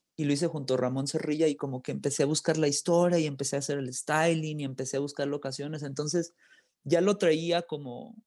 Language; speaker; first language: Spanish; early bilingual, heritage; Spanish